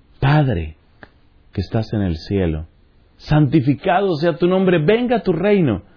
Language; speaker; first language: Spanish; native; Spanish